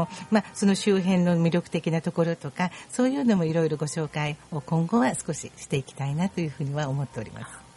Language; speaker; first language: Japanese; native; Japanese